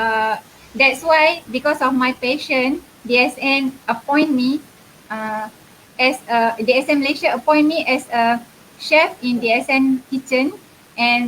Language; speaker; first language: English; non-native, local second language; Malay